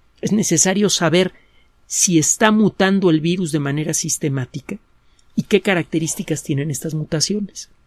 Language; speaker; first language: Spanish; native; Spanish